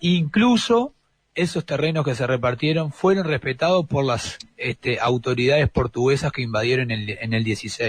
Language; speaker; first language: Spanish; native; Spanish